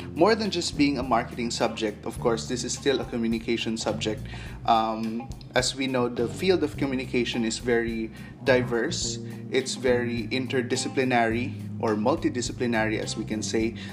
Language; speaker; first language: English; non-native, local second language; Cebuano